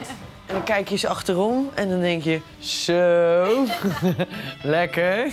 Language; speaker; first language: Dutch; native; Dutch